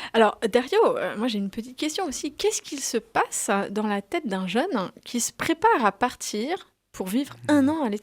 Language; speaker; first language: French; native; French